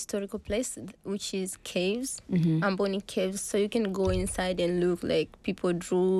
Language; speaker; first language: English; non-native, local second language; Swahili